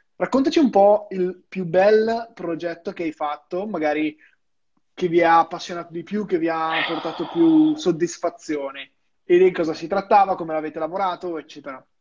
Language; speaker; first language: Italian; native; Italian